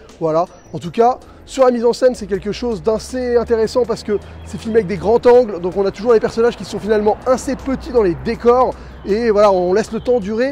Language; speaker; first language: French; native; French